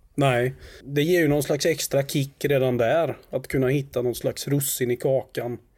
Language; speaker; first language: Swedish; native; Swedish